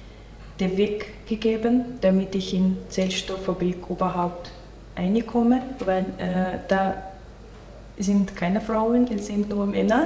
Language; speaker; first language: German; non-native, local second language; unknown